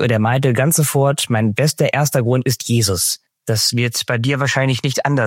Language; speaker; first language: German; native; German